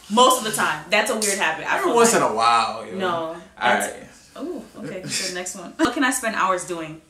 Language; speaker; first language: English; native; English